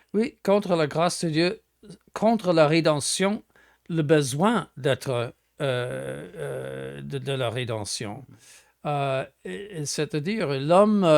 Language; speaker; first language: French; non-native, fluent; English